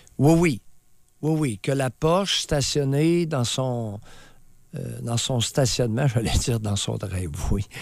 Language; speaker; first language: French; native; French